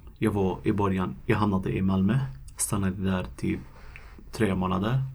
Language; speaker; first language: Swedish; non-native, fluent; Arabic